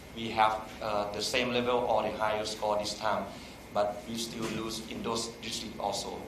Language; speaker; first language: English; non-native, learner; Thai